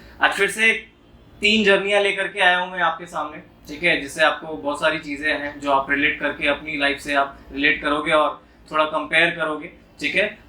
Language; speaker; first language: Hindi; native; Hindi